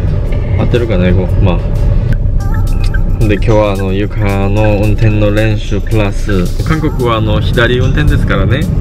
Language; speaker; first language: Japanese; non-native, fluent; Korean